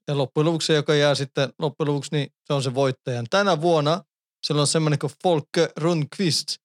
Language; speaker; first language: Finnish; early bilingual, heritage; Finnish